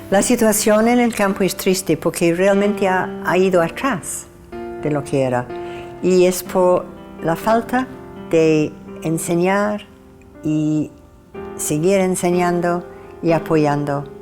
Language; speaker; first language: Spanish; non-native, fluent; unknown